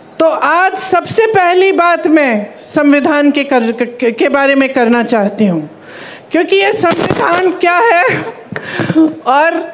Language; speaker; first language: Hindi; native; Hindi